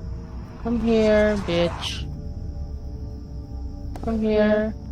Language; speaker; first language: English; non-native, local second language; Filipino